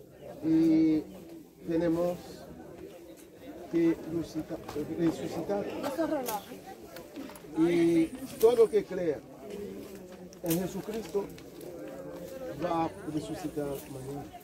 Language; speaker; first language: Spanish; non-native, learner; Haitian Creole